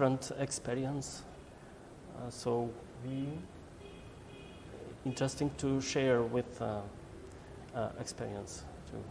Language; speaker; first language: English; non-native, learner; Albanian